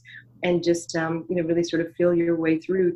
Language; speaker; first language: English; native; English